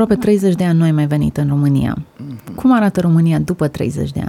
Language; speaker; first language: Romanian; native; Romanian